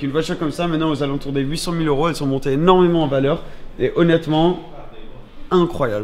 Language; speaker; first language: French; native; French